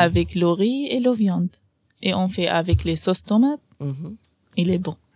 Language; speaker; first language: French; non-native, learner; Arabic